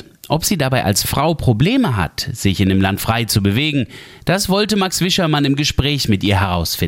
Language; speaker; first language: German; native; German